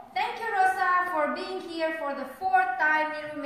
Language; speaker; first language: English; non-native, fluent; Romanian